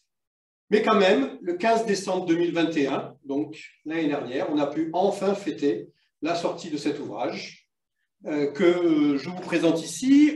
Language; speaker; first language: French; native; French